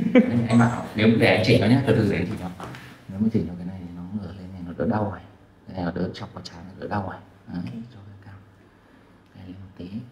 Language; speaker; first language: Vietnamese; native; Vietnamese